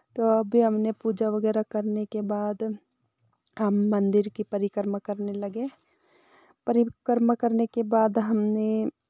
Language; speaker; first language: Hindi; native; Hindi